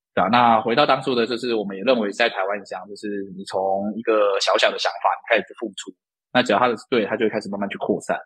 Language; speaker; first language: Chinese; native; Chinese